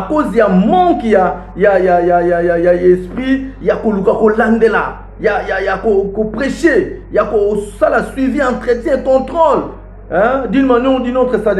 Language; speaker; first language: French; non-native, local second language; Lingala